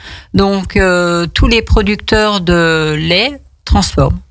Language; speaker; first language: French; native; French